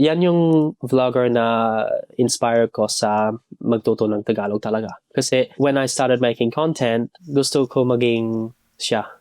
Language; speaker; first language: Filipino; non-native, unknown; English